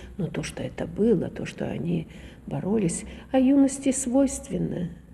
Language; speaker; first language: Russian; native; Russian